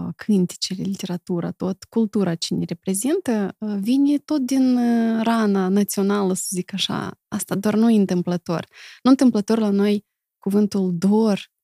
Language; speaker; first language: Romanian; native; Romanian